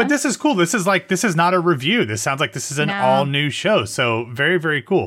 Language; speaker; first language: English; native; English